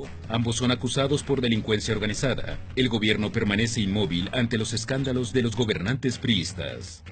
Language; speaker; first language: Spanish; native; Spanish